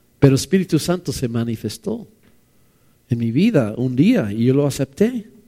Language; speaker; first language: Spanish; non-native, fluent; English